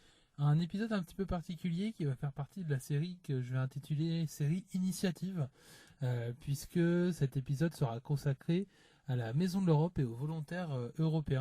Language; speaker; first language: French; native; French